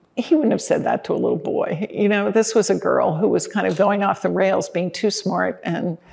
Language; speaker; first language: English; native; English